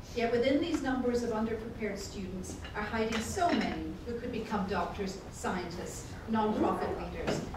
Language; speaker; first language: English; native; English